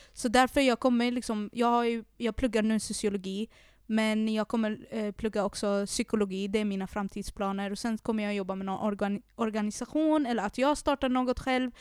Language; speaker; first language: Swedish; early bilingual, other home language; Arabic